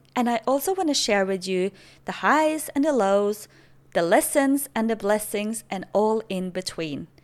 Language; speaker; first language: English; non-native, fluent; Norwegian